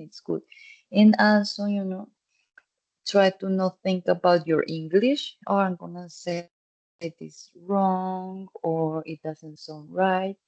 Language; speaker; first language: English; non-native, fluent; Spanish